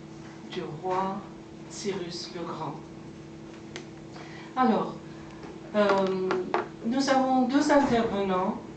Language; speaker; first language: French; non-native, fluent; Persian